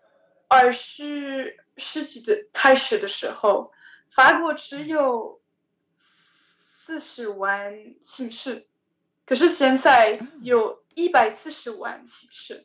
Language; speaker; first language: Chinese; non-native, learner; French